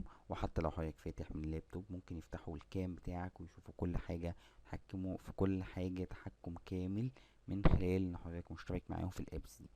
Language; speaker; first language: Arabic; native; Arabic